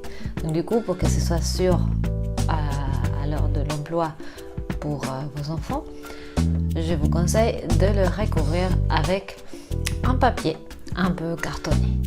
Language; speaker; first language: French; non-native, fluent; Spanish